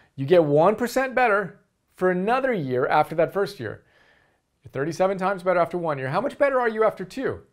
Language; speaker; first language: English; native; English